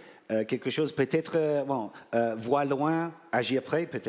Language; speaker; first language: French; non-native, fluent; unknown